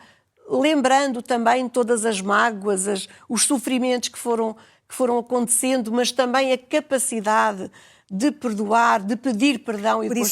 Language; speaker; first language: Portuguese; native; Portuguese